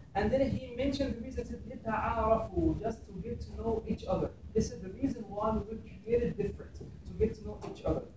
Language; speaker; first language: English; non-native, fluent; Arabic